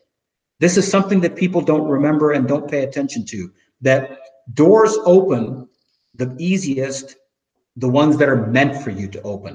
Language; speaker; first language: English; native; English